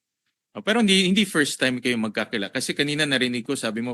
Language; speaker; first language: Filipino; native; Filipino